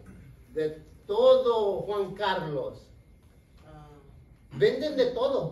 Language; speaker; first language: Spanish; non-native, fluent; English